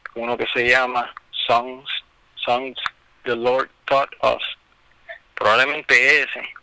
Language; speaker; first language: Spanish; native; Spanish